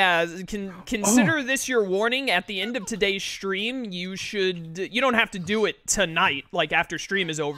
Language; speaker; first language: English; native; English